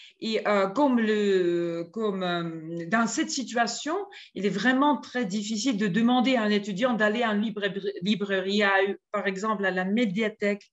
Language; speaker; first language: French; non-native, fluent; Georgian